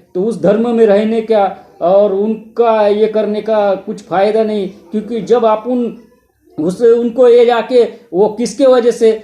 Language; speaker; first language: Hindi; non-native, local second language; Marathi